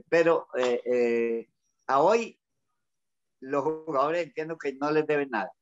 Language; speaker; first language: Spanish; native; Spanish